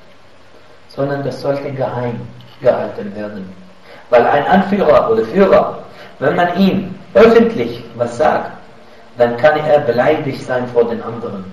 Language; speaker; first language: German; non-native, fluent; Arabic